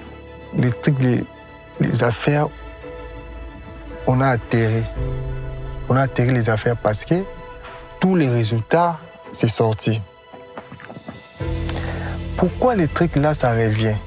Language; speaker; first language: French; non-native, local second language; Lingala